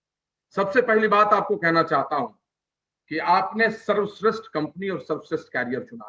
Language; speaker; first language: Hindi; native; Hindi